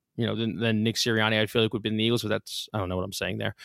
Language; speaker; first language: English; native; English